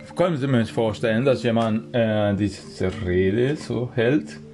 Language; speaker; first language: German; non-native, fluent; Spanish